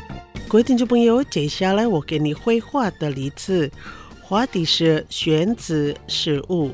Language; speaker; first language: Chinese; non-native, fluent; Indonesian